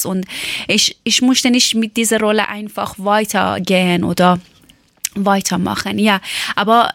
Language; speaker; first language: German; non-native, learner; Persian